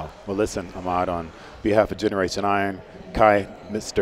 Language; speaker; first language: English; native; English